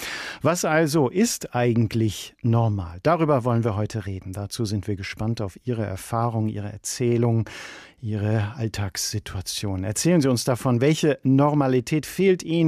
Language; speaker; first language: German; native; German